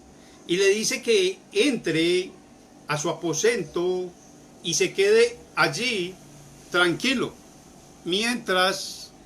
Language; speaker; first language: Spanish; native; Spanish